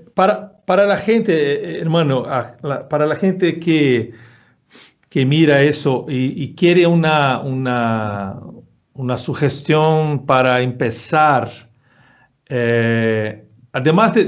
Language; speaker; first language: Spanish; non-native, fluent; Portuguese